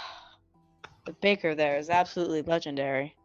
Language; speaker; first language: English; native; English